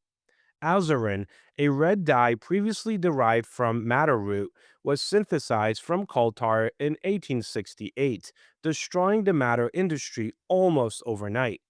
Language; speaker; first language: English; native; English